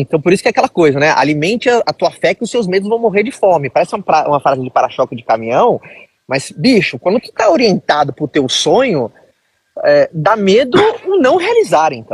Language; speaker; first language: Portuguese; native; Portuguese